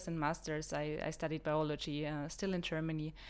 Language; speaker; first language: English; non-native, fluent; German